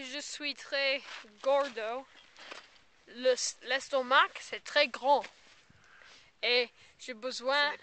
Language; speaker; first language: French; non-native, learner; English